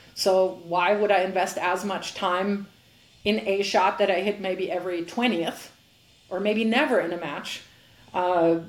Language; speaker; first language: English; non-native, fluent; German